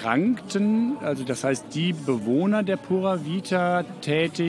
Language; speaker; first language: German; native; German